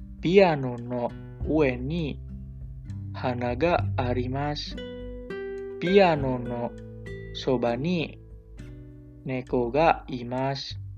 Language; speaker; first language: Japanese; non-native, learner; Indonesian